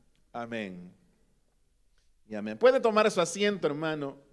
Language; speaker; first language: Spanish; native; Spanish